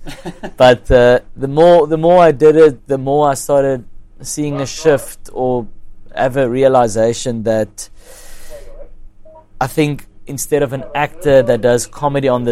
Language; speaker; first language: English; non-native, local second language; Afrikaans